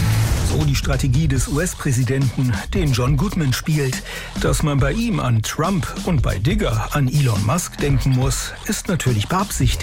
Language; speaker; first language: German; native; German